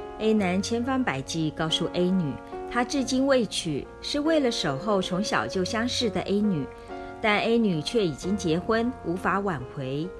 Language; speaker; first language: Chinese; native; Chinese